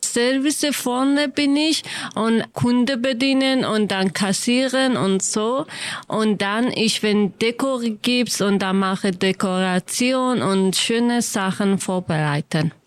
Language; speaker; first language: German; non-native, learner; Kurdish